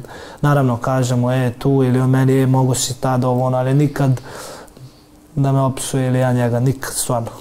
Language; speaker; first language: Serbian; early bilingual, heritage; Serbian